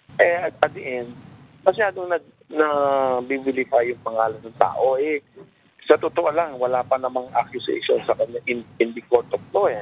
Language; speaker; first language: Filipino; native; Filipino